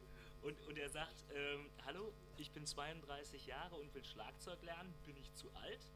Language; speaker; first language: German; native; German